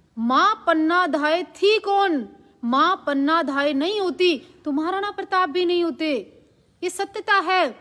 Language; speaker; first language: Hindi; native; Hindi